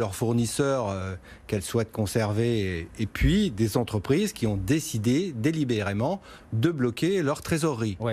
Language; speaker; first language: French; native; French